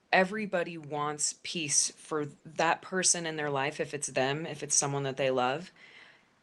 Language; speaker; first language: English; native; English